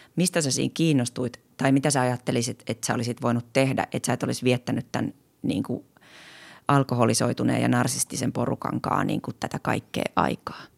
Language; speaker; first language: Finnish; native; Finnish